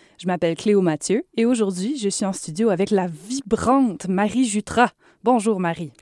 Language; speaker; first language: French; native; French